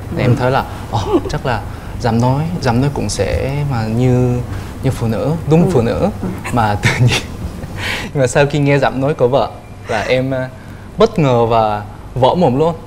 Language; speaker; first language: Vietnamese; non-native, fluent; Korean